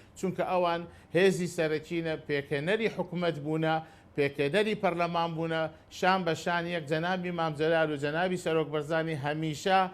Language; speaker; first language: Central Kurdish; non-native, local second language; Azerbaijani